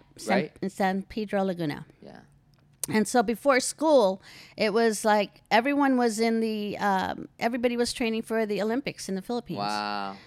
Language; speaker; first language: English; early bilingual, other home language; Filipino